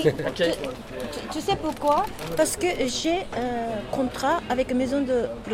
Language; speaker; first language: French; non-native, learner; Japanese